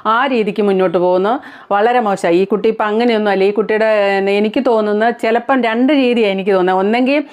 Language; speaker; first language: Malayalam; native; Malayalam